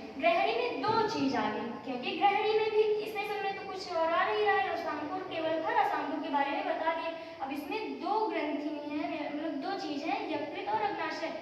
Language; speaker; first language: Hindi; native; Hindi